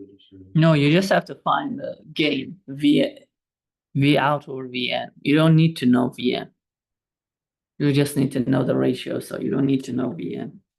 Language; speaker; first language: English; non-native, fluent; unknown